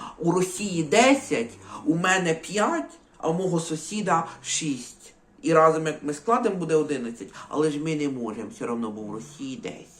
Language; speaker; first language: Ukrainian; native; Ukrainian